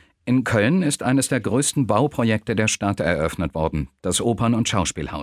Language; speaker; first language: German; native; German